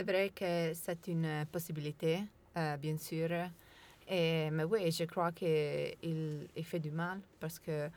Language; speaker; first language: French; non-native, learner; Italian